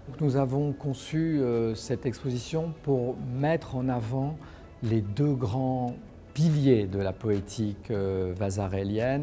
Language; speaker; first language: French; native; French